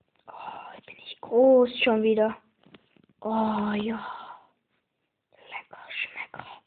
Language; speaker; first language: German; native; German